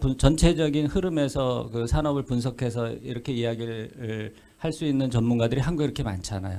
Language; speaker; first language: Korean; native; Korean